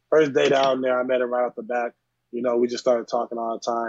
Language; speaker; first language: English; native; English